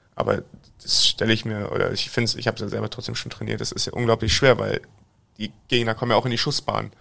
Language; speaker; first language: German; native; German